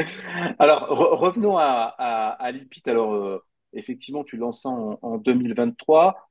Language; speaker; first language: French; native; French